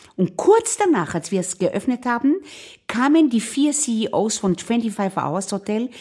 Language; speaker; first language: German; non-native, fluent; Hebrew